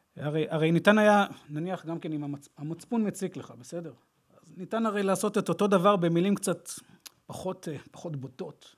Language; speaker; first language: Hebrew; native; Hebrew